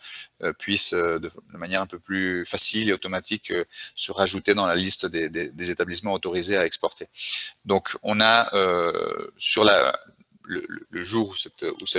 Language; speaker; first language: French; native; French